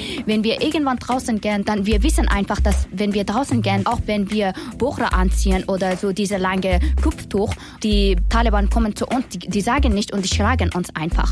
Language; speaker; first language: German; non-native, learner; Persian